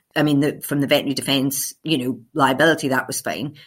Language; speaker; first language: English; native; English